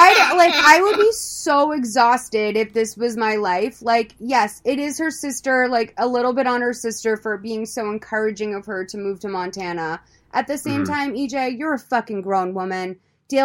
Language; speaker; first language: English; native; English